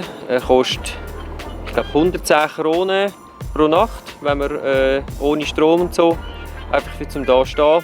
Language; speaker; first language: German; native; German